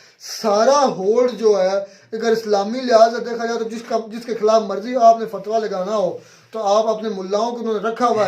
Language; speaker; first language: Urdu; non-native, local second language; Kashmiri